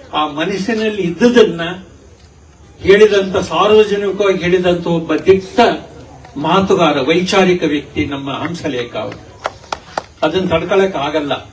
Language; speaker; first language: Kannada; native; Kannada